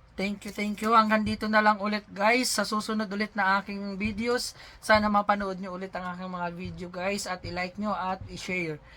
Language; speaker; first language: Filipino; non-native, local second language; Bikol